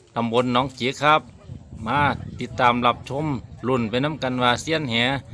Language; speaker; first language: Thai; native; Thai